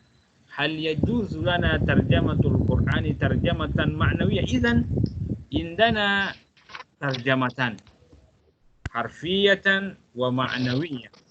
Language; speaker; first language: Arabic; non-native, fluent; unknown